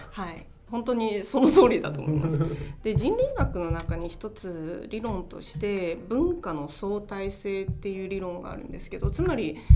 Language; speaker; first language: Japanese; non-native, fluent; Chinese